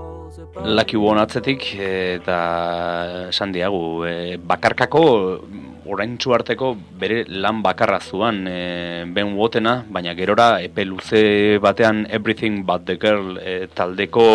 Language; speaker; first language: Basque; native; Basque